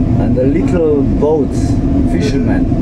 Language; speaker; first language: English; non-native, learner; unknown